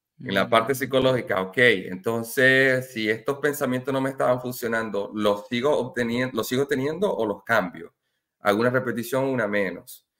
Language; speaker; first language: Spanish; native; Spanish